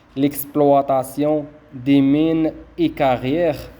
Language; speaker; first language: French; non-native, local second language; Arabic